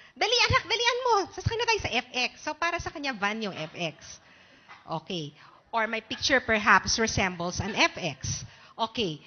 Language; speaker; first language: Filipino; native; Filipino